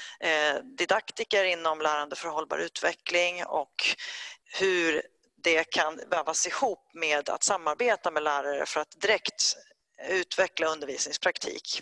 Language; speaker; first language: Swedish; native; Swedish